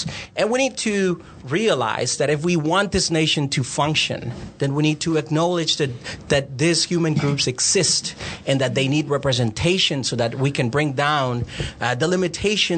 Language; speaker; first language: English; non-native, fluent; Spanish